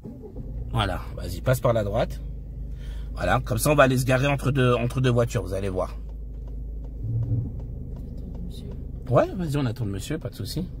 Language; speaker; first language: French; native; French